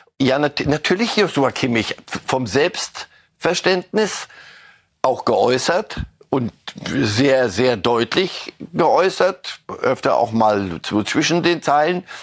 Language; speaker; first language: German; native; German